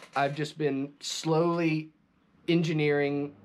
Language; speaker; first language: English; native; English